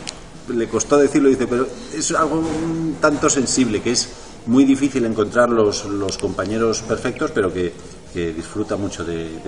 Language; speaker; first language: Spanish; native; Spanish